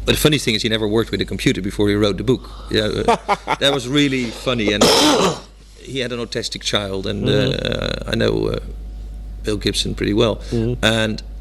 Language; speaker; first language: English; non-native, fluent; Dutch